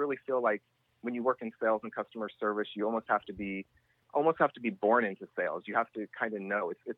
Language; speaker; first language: English; native; English